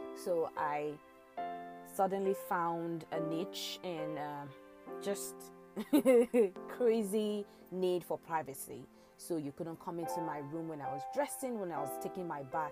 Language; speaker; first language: English; non-native, local second language; Yoruba